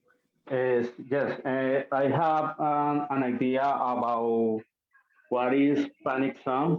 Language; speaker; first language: English; non-native, learner; Spanish